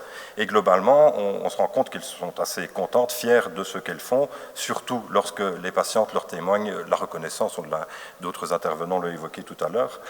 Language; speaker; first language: French; native; French